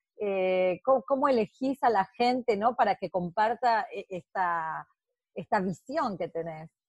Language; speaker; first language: Spanish; native; Spanish